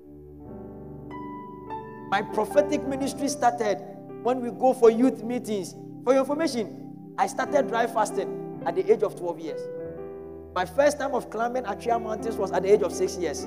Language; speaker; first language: English; non-native, local second language; Akan